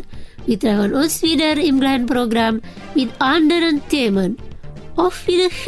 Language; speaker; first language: German; non-native, fluent; Indonesian